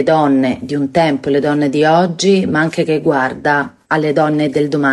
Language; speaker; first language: Italian; native; Italian